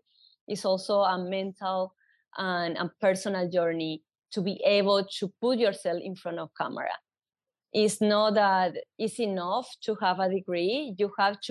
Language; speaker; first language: English; non-native, fluent; Spanish